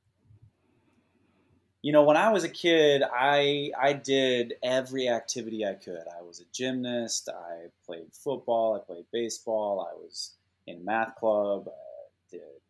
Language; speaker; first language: English; native; English